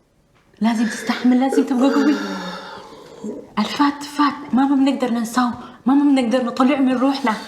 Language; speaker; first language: Arabic; native; Arabic